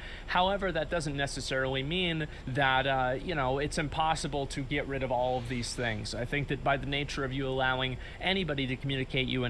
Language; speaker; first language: English; native; English